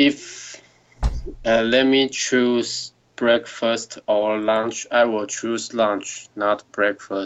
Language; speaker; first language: English; non-native, learner; Chinese